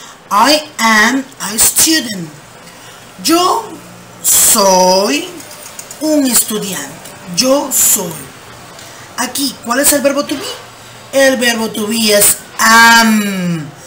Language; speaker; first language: Spanish; native; Spanish